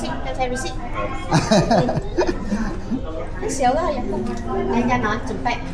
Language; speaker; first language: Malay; non-native, local second language; Chinese